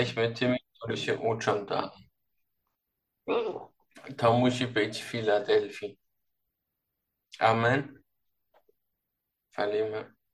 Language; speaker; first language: Polish; non-native, learner; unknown